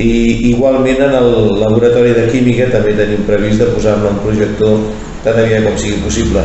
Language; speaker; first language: Catalan; native; Catalan